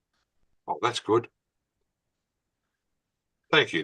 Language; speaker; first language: English; native; English